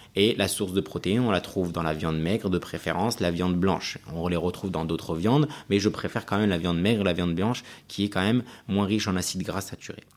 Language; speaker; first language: French; early bilingual, other home language; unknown